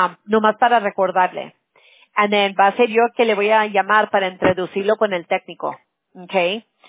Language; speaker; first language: Spanish; early bilingual, other home language; English